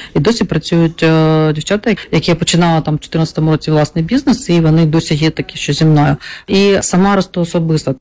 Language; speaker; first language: Ukrainian; non-native, local second language; Russian